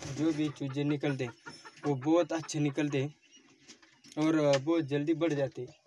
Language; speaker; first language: Hindi; non-native, local second language; Marathi